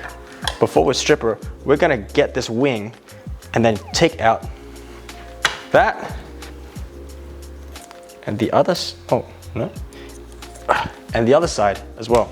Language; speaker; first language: English; native; English